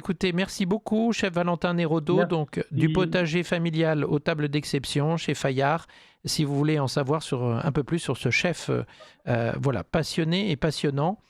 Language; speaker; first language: French; native; French